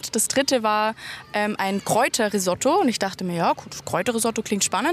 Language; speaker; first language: German; native; German